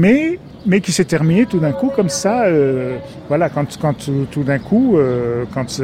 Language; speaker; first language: French; non-native, fluent; Spanish